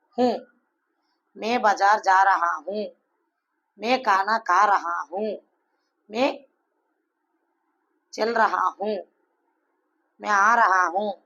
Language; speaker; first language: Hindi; non-native, local second language; Telugu